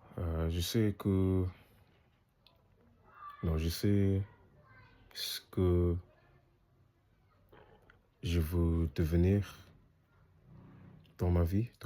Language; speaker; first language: French; non-native, learner; English